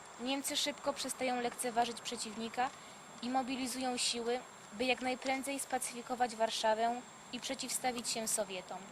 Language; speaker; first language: Polish; native; Polish